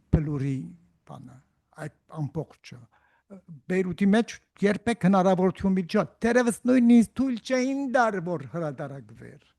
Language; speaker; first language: Armenian; native; Armenian